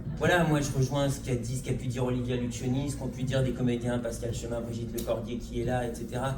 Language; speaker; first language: French; native; French